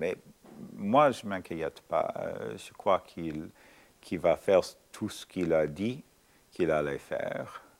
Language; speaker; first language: French; non-native, fluent; English